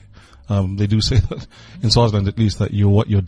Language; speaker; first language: English; non-native, local second language; Swati